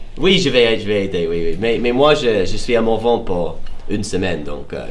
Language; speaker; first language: French; non-native, fluent; English